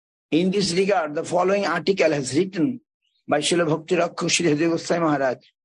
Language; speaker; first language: English; non-native, local second language; Bangla